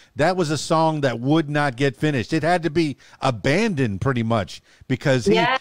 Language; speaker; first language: English; native; English